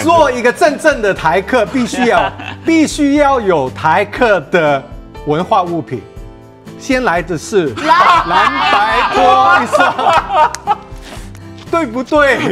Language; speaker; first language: Chinese; non-native, fluent; Cantonese